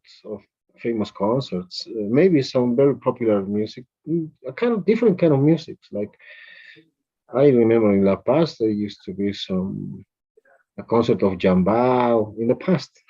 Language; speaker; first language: English; non-native, fluent; Spanish